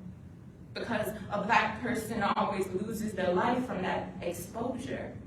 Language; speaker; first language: English; native; English